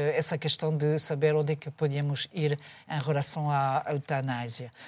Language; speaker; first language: Portuguese; non-native, fluent; French